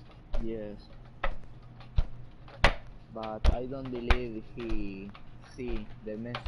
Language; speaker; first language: English; non-native, learner; Spanish